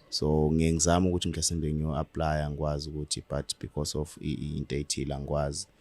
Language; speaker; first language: Zulu; native; Zulu